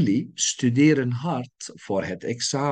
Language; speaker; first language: Dutch; non-native, fluent; Turkish